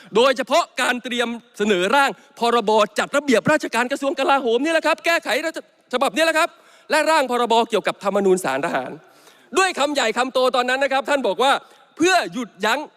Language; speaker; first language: Thai; native; Thai